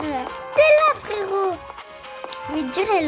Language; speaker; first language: French; native; French